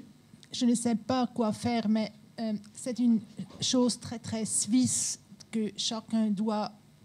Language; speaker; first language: French; non-native, local second language; German